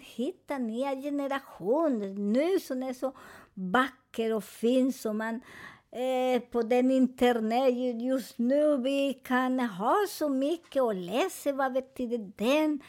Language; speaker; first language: Swedish; non-native, fluent; Spanish